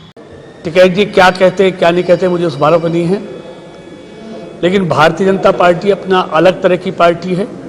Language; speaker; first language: Hindi; native; Hindi